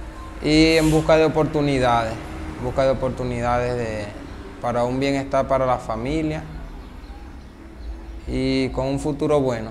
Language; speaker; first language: Portuguese; non-native, learner; Spanish